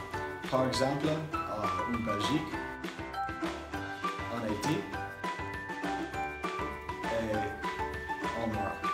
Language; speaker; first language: French; non-native, learner; English